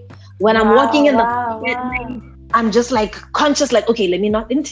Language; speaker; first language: English; non-native, local second language; Tswana